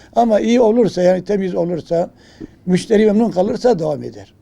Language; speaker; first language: Turkish; native; Turkish